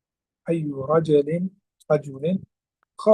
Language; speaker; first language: Arabic; non-native, fluent; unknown